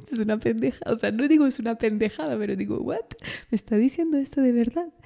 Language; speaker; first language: Spanish; non-native, fluent; French